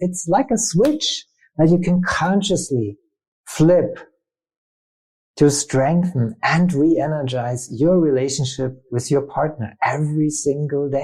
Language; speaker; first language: English; non-native, fluent; German